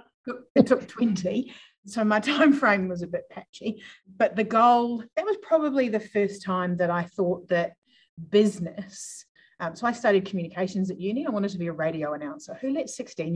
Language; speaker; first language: English; native; English